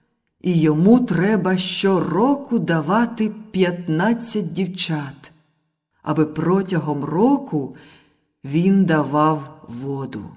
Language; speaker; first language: Ukrainian; native; Ukrainian